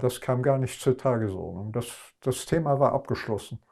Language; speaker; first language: German; non-native, local second language; Luxembourgish